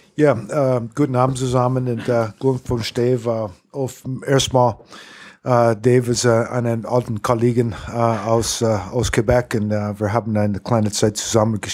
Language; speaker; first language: German; non-native, learner; English